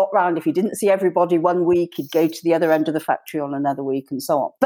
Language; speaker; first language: English; native; English